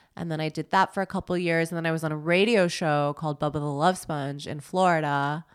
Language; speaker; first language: English; native; English